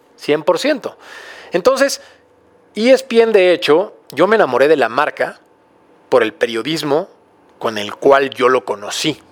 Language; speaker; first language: Spanish; native; Spanish